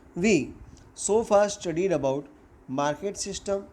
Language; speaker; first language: English; non-native, local second language; Gujarati